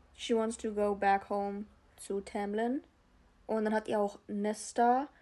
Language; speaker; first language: German; native; German